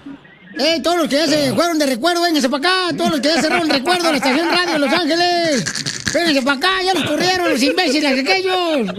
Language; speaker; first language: Spanish; native; Spanish